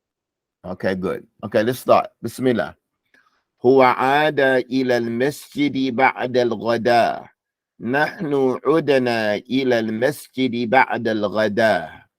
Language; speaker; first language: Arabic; non-native, fluent; English